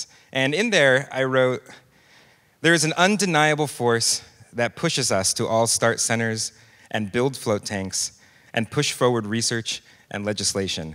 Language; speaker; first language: English; native; English